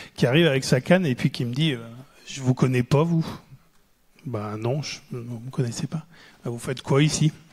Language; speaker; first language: French; native; French